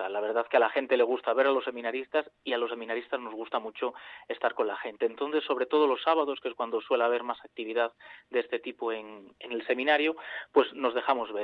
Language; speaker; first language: Spanish; native; Spanish